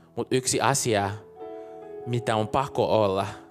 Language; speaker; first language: Finnish; non-native, fluent; Portuguese